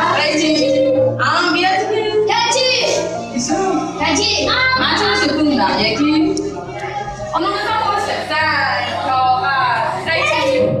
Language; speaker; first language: Persian; native; Persian